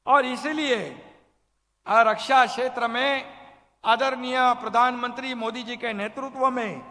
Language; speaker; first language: Hindi; non-native, local second language; Marathi